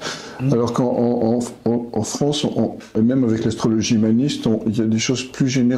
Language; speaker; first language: French; native; French